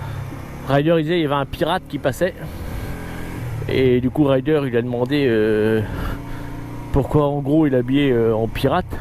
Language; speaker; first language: French; native; French